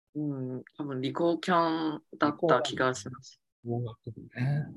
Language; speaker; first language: Japanese; non-native, fluent; Chinese